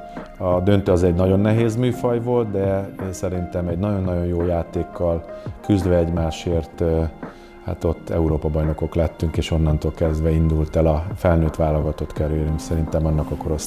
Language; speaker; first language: Hungarian; native; Hungarian